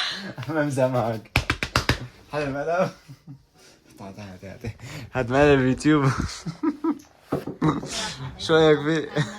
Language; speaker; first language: Arabic; native; Arabic